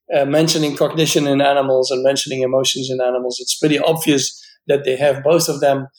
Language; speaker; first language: English; non-native, fluent; Dutch